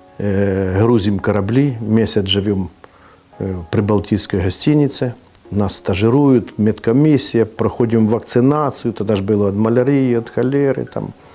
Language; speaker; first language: Russian; native; Russian